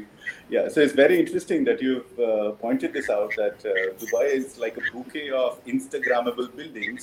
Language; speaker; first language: English; non-native, local second language; Hindi